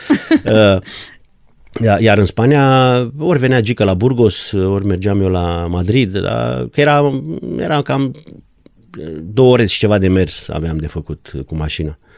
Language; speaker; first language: Romanian; non-native, local second language; German